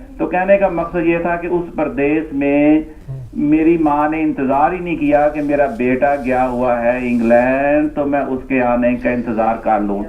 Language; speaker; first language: Urdu; non-native, local second language; Punjabi